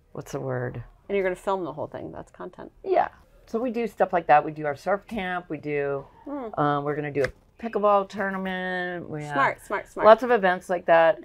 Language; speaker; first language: English; native; English